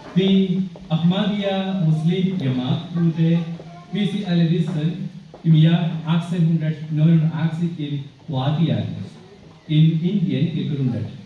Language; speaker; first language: German; non-native, fluent; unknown